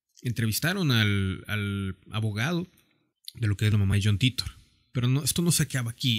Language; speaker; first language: Spanish; native; Spanish